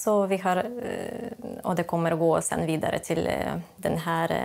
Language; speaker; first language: Swedish; non-native, fluent; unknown